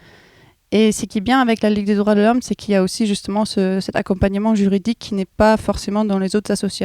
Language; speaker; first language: French; non-native, fluent; German